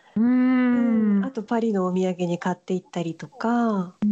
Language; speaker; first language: Japanese; native; Japanese